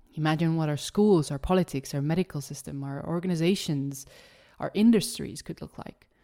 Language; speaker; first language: English; non-native, fluent; Estonian